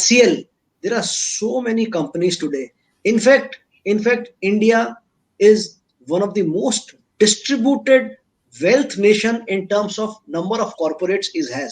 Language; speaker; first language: English; non-native, local second language; Hindi